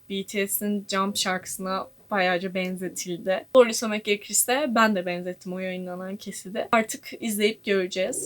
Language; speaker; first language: Turkish; native; Turkish